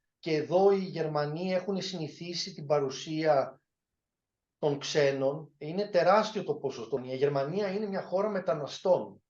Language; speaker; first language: Greek; native; Greek